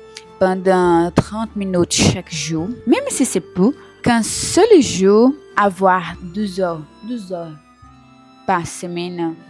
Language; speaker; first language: French; non-native, learner; Portuguese